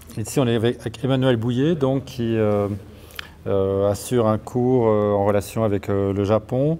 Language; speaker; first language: French; native; French